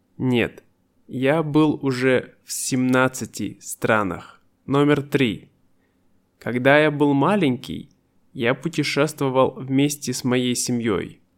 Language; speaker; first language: Russian; native; Russian